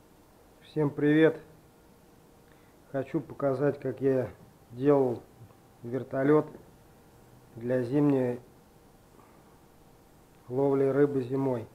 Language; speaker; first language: Russian; native; Russian